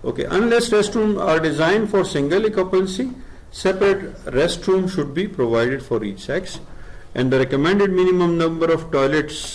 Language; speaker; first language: English; non-native, local second language; Urdu